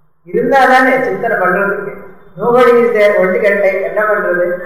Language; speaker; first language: English; non-native, local second language; Tamil